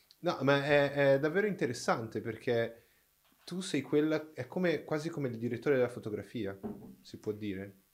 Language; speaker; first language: Italian; non-native, fluent; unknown